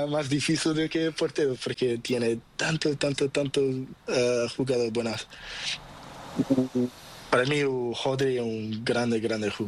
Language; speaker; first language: Spanish; non-native, learner; Portuguese